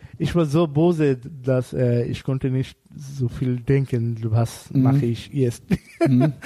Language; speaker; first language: German; non-native, learner; Bangla